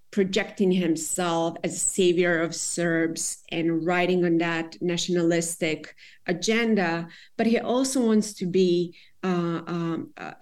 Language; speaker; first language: English; non-native, fluent; Serbian